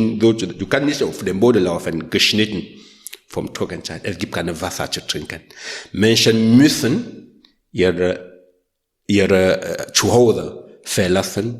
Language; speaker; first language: German; non-native, learner; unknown